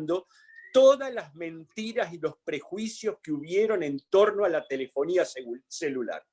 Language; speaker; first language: Spanish; native; Spanish